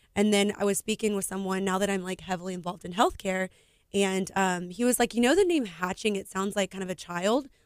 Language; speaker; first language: English; native; English